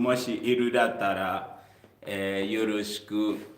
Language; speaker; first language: Japanese; non-native, learner; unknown